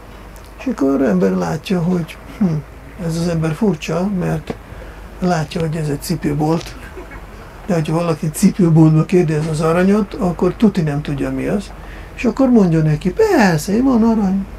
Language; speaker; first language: Hungarian; non-native, fluent; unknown